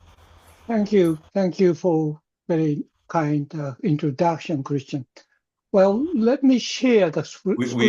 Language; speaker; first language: English; non-native, fluent; Japanese